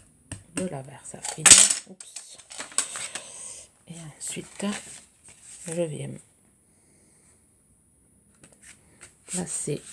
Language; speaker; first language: French; native; French